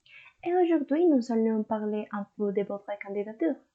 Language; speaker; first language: French; non-native, learner; Spanish